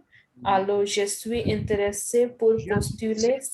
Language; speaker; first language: French; non-native, learner; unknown